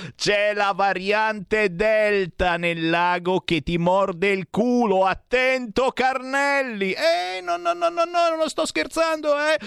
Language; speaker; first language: Italian; native; Italian